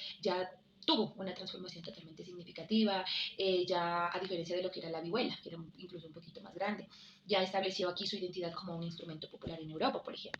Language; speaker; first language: Spanish; native; Spanish